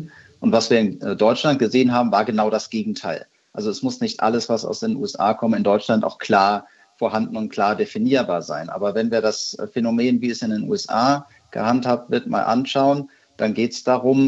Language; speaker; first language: German; native; German